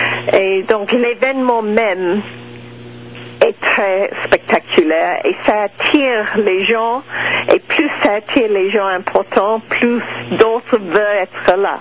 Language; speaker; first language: French; non-native, local second language; English